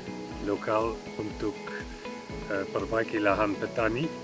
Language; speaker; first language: Indonesian; non-native, fluent; Dutch